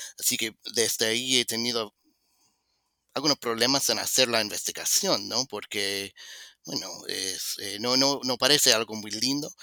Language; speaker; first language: Spanish; non-native, fluent; English